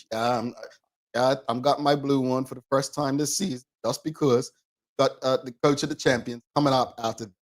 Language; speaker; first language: English; native; English